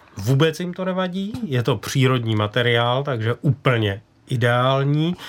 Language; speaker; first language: Czech; native; Czech